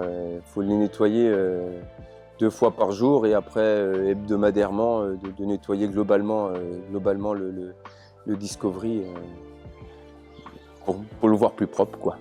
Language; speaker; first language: French; native; French